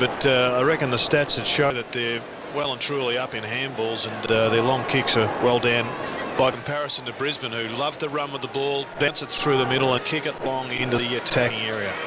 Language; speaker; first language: English; native; English